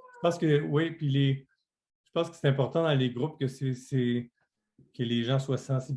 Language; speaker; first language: French; native; French